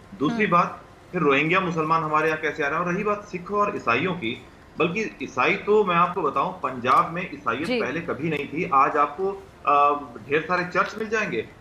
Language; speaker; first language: Hindi; native; Hindi